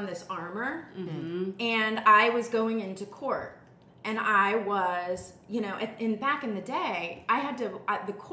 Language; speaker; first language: English; native; English